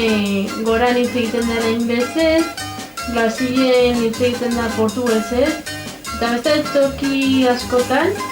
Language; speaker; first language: Basque; non-native, local second language; Spanish